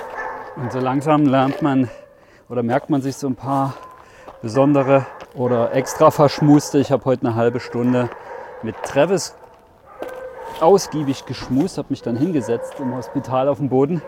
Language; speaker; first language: German; native; German